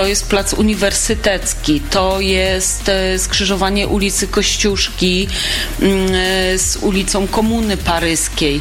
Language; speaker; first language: Polish; native; Polish